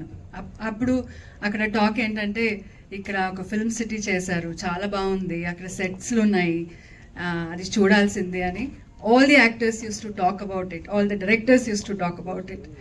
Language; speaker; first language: Telugu; non-native, learner; Kannada